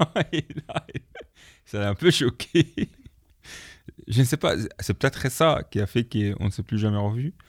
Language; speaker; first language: French; non-native, fluent; Arabic